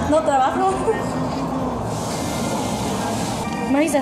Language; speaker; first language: Spanish; non-native, learner; Korean